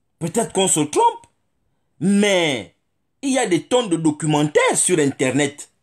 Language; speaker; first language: French; non-native, local second language; Fang